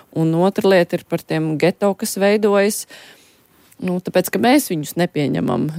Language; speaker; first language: Latvian; native; Latvian